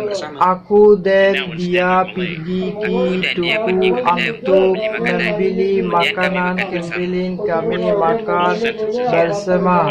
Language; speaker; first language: Indonesian; non-native, learner; Bangla